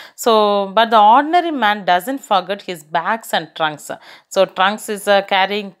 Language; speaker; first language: English; non-native, local second language; Tamil